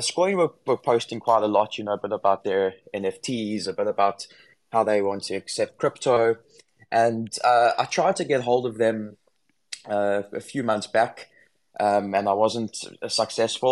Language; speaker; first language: English; native; English